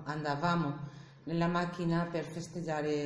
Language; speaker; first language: Italian; non-native, learner; Spanish